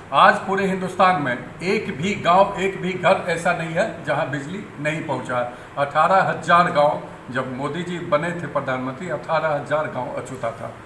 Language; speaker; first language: Hindi; native; Hindi